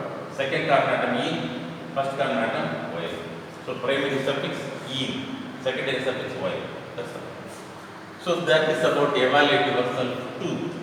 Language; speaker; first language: English; non-native, local second language; Tamil